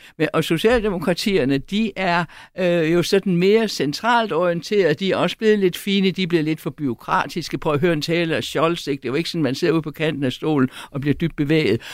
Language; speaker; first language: Danish; native; Danish